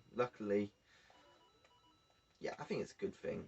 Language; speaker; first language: English; native; English